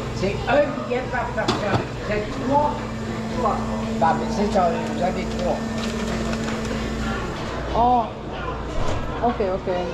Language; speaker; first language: French; non-native, learner; Filipino